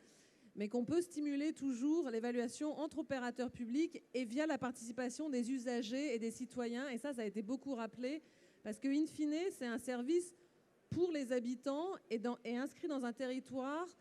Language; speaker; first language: French; native; French